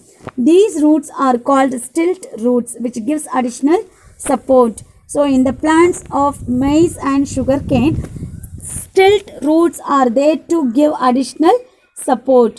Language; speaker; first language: English; non-native, local second language; Tamil